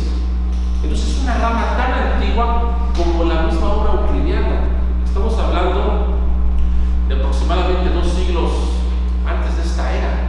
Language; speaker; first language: Spanish; native; Spanish